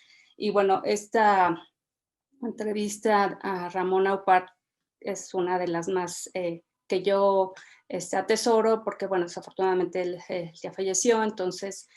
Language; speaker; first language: Spanish; native; Spanish